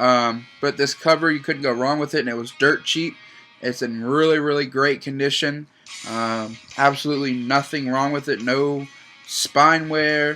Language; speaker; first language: English; native; English